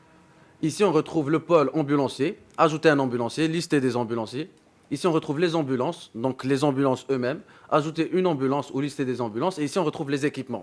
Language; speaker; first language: French; non-native, local second language; Arabic